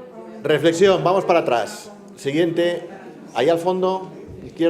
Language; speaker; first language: Spanish; native; Spanish